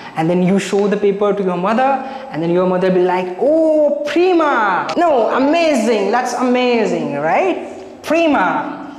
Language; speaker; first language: English; non-native, local second language; Marathi